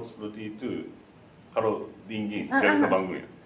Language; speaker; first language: Indonesian; non-native, learner; Japanese